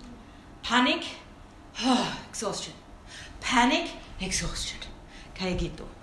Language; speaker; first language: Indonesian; non-native, fluent; English